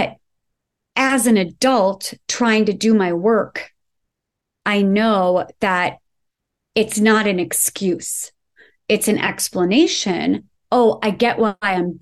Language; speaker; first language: English; native; English